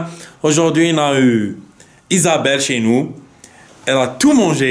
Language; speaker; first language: French; non-native, local second language; Arabic